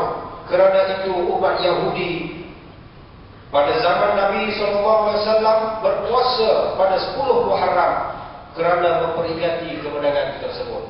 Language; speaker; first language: Malay; native; Malay